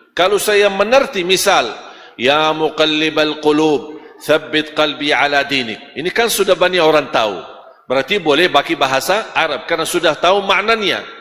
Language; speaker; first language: Malay; non-native, fluent; Arabic